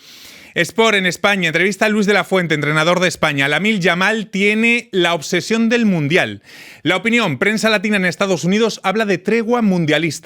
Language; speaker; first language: Spanish; native; Spanish